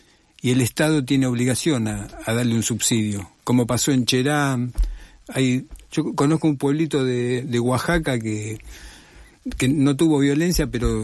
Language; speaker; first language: Spanish; native; Spanish